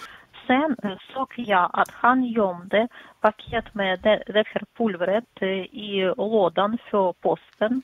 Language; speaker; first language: Swedish; non-native, fluent; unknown